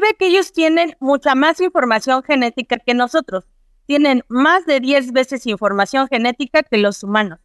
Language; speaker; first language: Spanish; native; Spanish